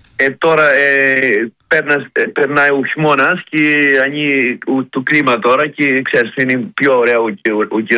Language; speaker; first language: Greek; early bilingual, heritage; Greek